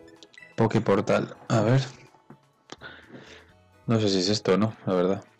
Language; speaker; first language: Spanish; native; Spanish